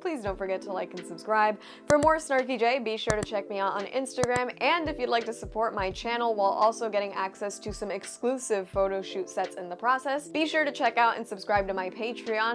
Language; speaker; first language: English; native; English